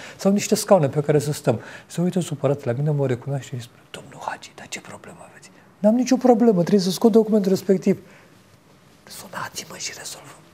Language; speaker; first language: Romanian; native; Romanian